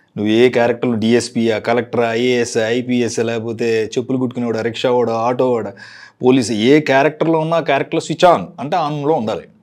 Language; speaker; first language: Telugu; native; Telugu